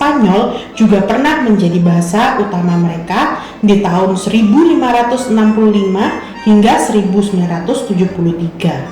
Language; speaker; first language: Indonesian; native; Indonesian